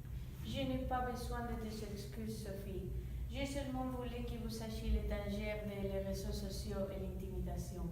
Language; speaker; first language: French; non-native, learner; Spanish